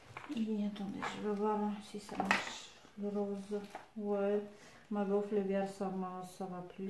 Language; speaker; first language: French; non-native, fluent; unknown